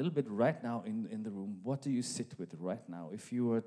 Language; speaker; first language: English; non-native, fluent; Norwegian